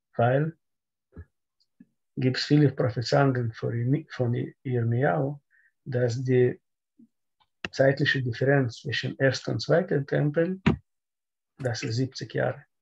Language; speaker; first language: German; non-native, learner; Russian